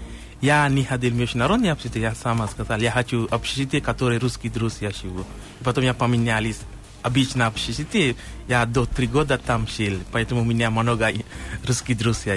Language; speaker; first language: Russian; non-native, learner; Sinhala